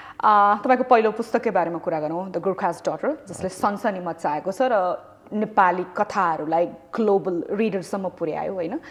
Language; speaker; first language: Nepali; native; Nepali